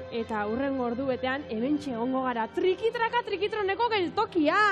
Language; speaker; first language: Basque; native; Basque